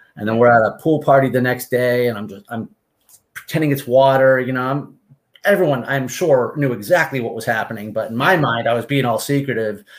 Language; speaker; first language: English; native; English